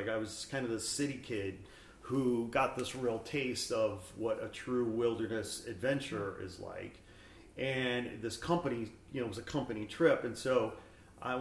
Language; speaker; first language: English; native; English